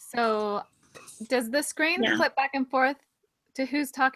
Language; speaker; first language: English; native; English